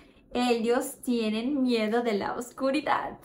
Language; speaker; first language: Spanish; non-native, fluent; Portuguese